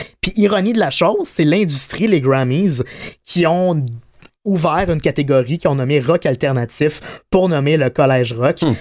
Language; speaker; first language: French; native; French